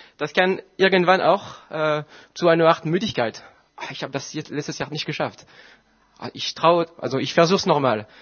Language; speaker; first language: German; non-native, fluent; French